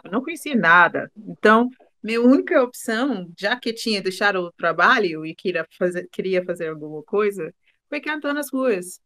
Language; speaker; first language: Portuguese; non-native, fluent; English